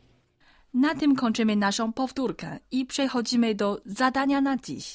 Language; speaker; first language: Polish; non-native, fluent; Chinese